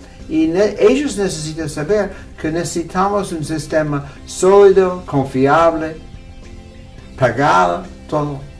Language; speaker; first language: Spanish; non-native, fluent; English